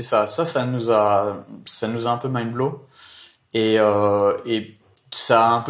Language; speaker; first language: French; native; French